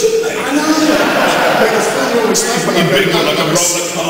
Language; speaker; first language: English; native; English